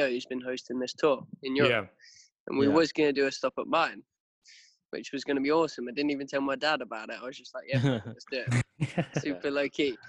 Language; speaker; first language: English; native; English